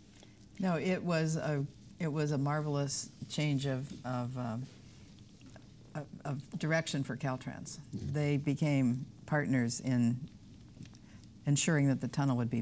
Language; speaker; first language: English; native; English